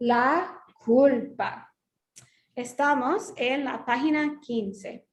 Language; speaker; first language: Spanish; non-native, fluent; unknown